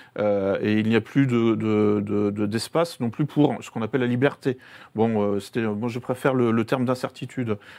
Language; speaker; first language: French; native; French